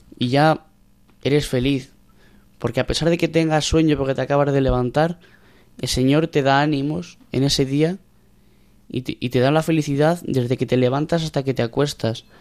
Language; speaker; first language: Spanish; native; Spanish